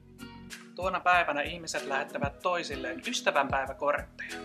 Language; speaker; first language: Finnish; native; Finnish